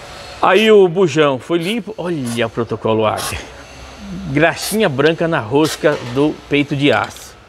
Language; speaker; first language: Portuguese; native; Portuguese